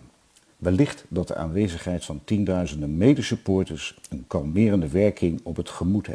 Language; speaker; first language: Dutch; native; Dutch